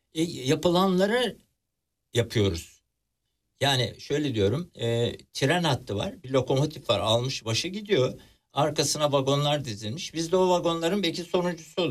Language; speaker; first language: Turkish; native; Turkish